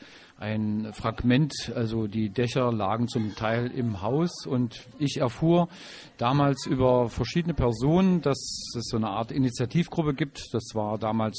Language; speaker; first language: German; native; German